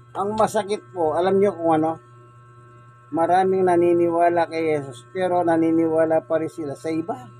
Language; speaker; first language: Filipino; non-native, local second language; Pampanga